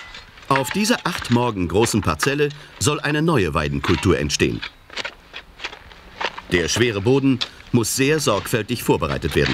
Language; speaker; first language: German; native; German